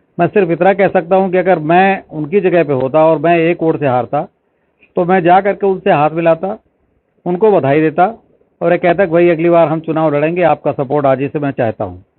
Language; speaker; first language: Hindi; native; Hindi